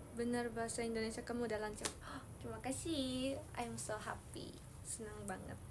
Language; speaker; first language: Indonesian; non-native, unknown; Japanese